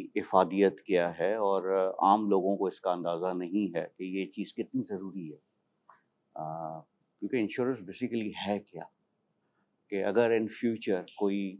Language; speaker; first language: Urdu; native; Urdu